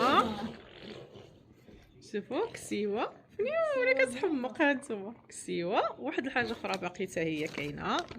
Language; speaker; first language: Arabic; native; Arabic